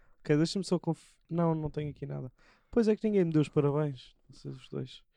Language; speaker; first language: Portuguese; native; Portuguese